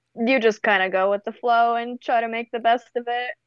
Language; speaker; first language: English; native; English